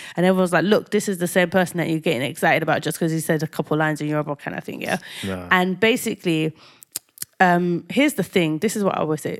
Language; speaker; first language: English; native; English